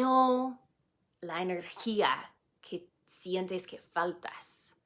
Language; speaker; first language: Spanish; non-native, fluent; English